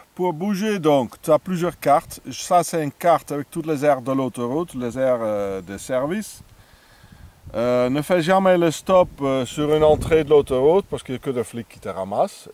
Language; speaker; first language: French; non-native, fluent; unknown